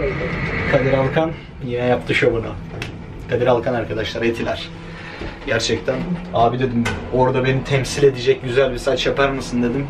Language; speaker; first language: Turkish; native; Turkish